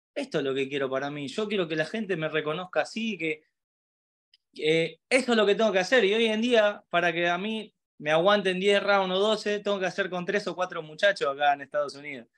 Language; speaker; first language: Spanish; native; Spanish